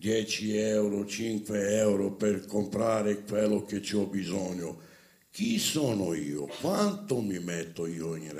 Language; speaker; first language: Italian; non-native, learner; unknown